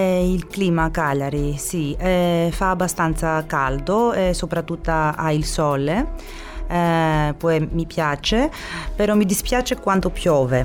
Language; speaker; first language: Italian; non-native, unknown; Greek